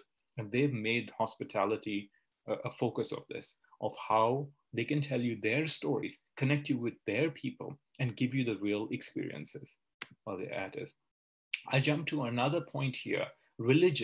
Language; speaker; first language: English; non-native, local second language; Hindi